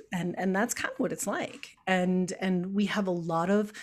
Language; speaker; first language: English; native; English